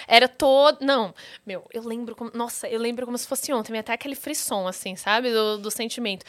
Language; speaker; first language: Portuguese; native; Portuguese